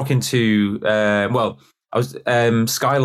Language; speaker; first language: English; native; English